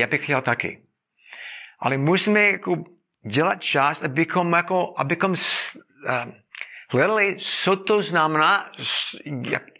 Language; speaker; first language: Czech; non-native, fluent; English